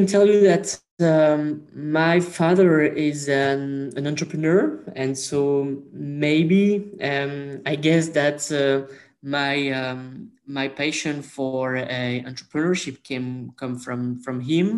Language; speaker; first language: English; non-native, fluent; French